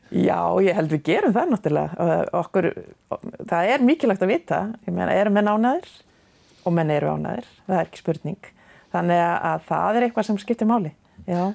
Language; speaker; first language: Icelandic; native; Icelandic